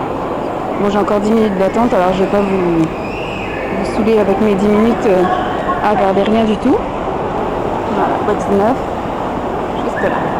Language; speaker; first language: French; native; French